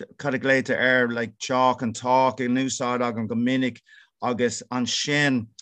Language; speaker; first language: Irish; non-native, local second language; English